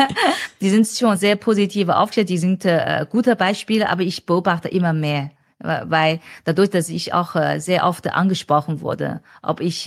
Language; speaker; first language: German; non-native, fluent; Chinese